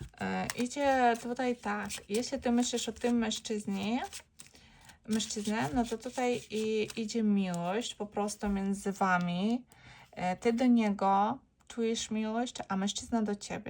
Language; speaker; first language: Polish; non-native, learner; Ukrainian